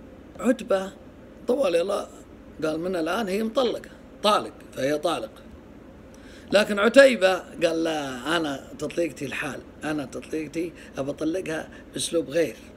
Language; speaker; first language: Arabic; native; Arabic